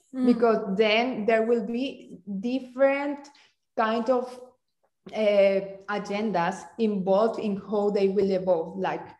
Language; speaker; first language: English; non-native, fluent; Spanish